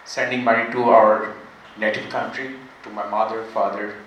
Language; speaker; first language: English; non-native, local second language; Bangla